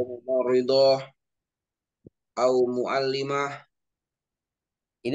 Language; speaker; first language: Arabic; non-native, learner; Indonesian